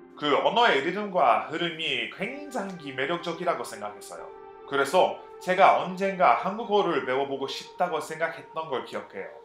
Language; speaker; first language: Korean; non-native, fluent; English